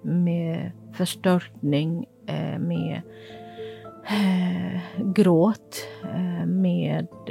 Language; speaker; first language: Swedish; non-native, fluent; Kurdish